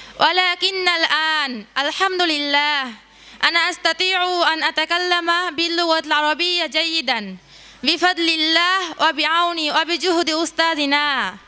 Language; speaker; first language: Arabic; non-native, learner; Bangla